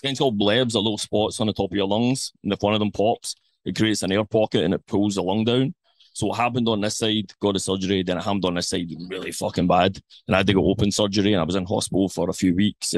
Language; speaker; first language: English; native; English